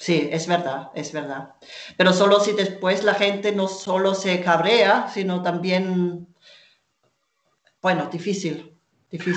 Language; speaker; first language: Spanish; non-native, fluent; German